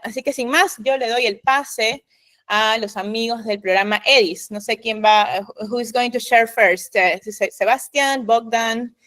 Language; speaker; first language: Spanish; native; Spanish